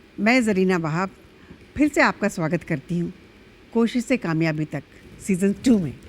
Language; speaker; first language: Hindi; native; Hindi